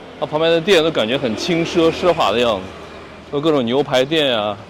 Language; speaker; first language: Chinese; native; Chinese